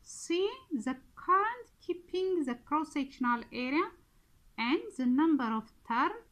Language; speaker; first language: English; non-native, local second language; Amharic